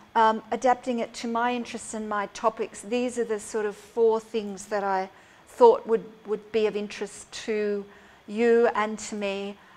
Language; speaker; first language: English; native; English